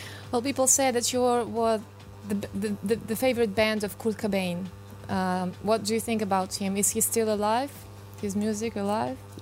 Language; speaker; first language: English; non-native, fluent; Russian